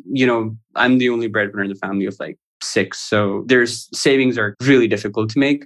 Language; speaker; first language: English; non-native, local second language; Urdu